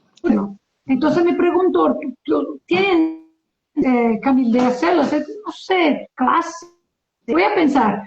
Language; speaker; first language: Spanish; non-native, learner; Portuguese